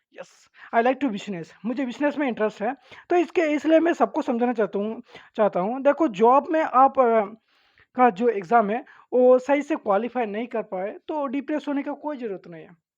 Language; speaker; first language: Hindi; non-native, local second language; Bangla